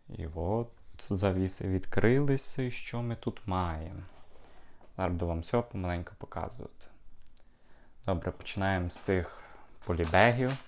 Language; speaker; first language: Ukrainian; non-native, local second language; Russian